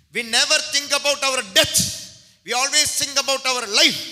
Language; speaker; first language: English; non-native, local second language; Tamil